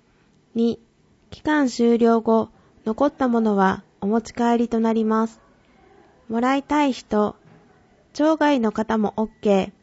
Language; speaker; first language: Japanese; native; Japanese